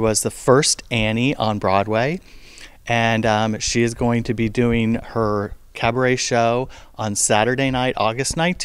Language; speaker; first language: English; native; English